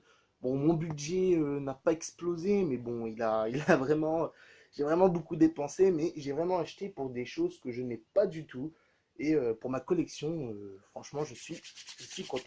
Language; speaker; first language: French; native; French